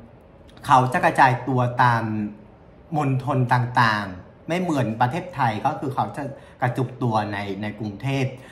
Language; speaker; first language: Thai; non-native, fluent; Vietnamese